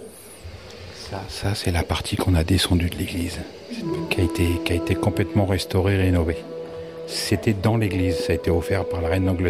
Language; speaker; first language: French; native; French